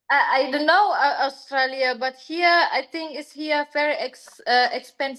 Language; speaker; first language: English; non-native, learner; Indonesian